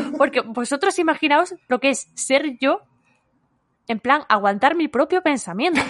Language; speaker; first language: Spanish; non-native, local second language; Galician